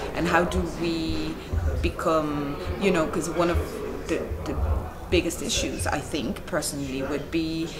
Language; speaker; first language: English; non-native, fluent; Arabic